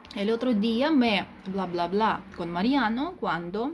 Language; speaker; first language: Spanish; non-native, fluent; Ukrainian